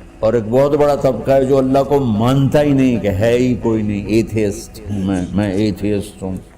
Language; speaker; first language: Urdu; non-native, local second language; Punjabi